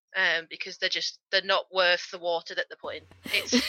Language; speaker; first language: English; native; English